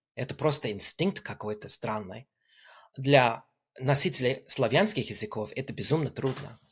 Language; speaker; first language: Russian; non-native, fluent; English